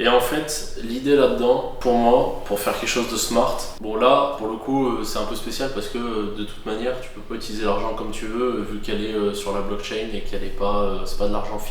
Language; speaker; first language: French; native; French